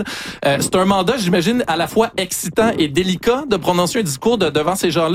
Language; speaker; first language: French; native; French